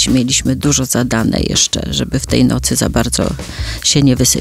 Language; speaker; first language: Polish; native; Polish